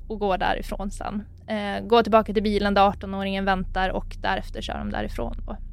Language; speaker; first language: Swedish; native; Swedish